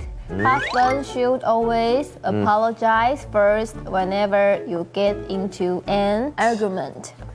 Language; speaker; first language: English; non-native, learner; Chinese